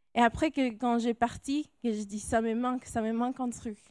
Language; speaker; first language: French; non-native, fluent; English